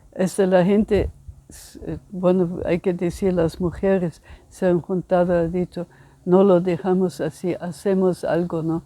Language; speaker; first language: Spanish; non-native, fluent; German